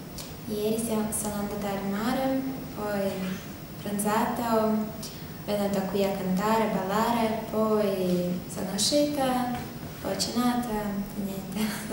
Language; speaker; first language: Italian; non-native, learner; Russian